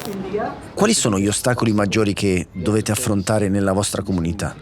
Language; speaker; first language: Italian; native; Italian